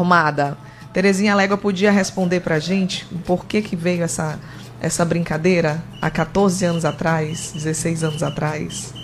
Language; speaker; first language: Portuguese; native; Portuguese